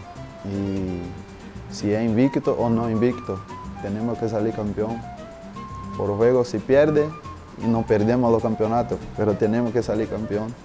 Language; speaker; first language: Spanish; non-native, learner; Portuguese